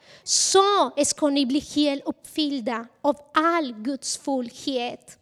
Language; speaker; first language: Swedish; non-native, fluent; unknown